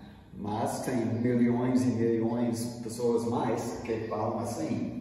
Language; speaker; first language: Portuguese; non-native, fluent; English